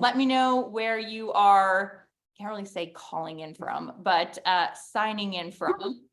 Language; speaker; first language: English; native; English